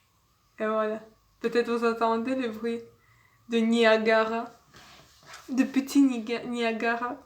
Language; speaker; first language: French; non-native, learner; Russian